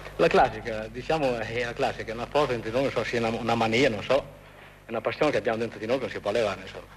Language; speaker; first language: Italian; native; Italian